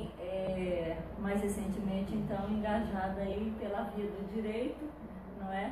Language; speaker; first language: Portuguese; native; Portuguese